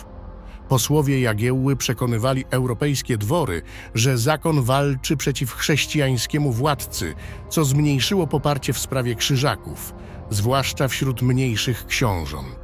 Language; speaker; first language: Polish; native; Polish